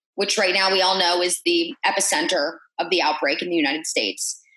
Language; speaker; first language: English; native; English